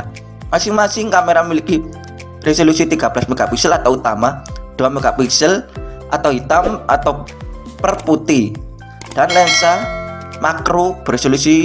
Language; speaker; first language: Indonesian; native; Indonesian